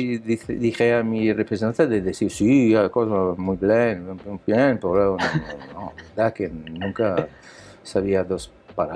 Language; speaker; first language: Spanish; non-native, learner; Italian